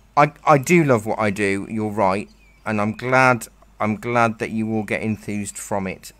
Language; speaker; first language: English; native; English